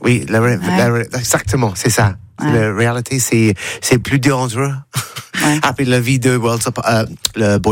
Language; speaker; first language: French; non-native, learner; English